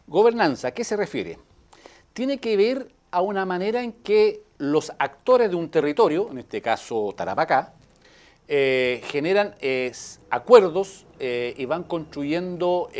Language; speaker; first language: Spanish; native; Spanish